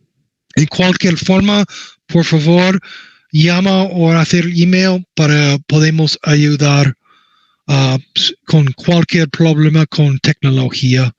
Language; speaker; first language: Spanish; non-native, learner; English